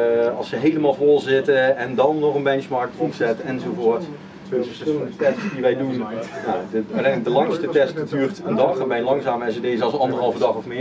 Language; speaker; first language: Dutch; native; Dutch